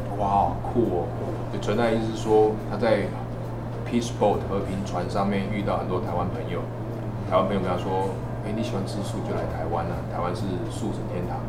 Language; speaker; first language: Chinese; native; Chinese